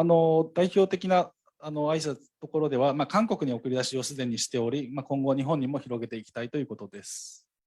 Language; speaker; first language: Japanese; native; Japanese